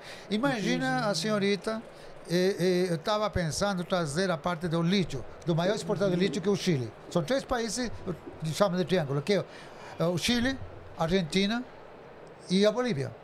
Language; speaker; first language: Portuguese; non-native, fluent; Spanish